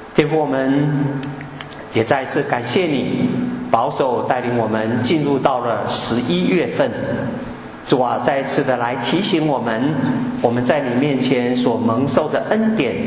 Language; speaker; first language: Chinese; native; Chinese